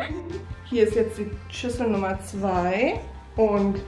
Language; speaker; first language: German; native; German